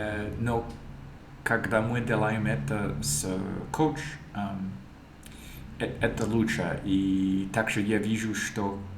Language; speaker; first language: Russian; non-native, learner; English